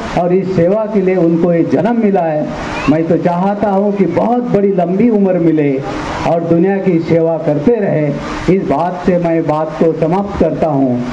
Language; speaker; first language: Hindi; non-native, local second language; Marathi